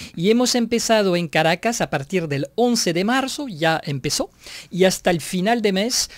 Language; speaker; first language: Spanish; non-native, fluent; French